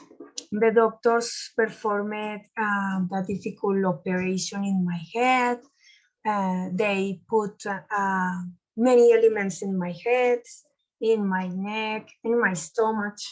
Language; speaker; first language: English; non-native, learner; Spanish